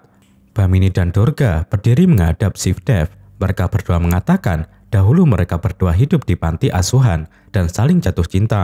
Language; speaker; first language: Indonesian; native; Indonesian